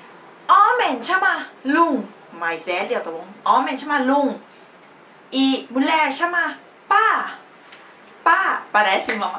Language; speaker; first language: Portuguese; non-native, fluent; Thai